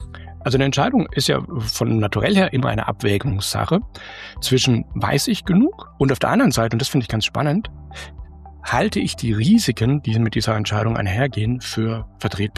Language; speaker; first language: German; native; German